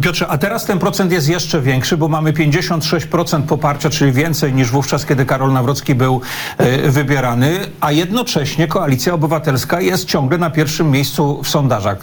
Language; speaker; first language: Polish; native; Polish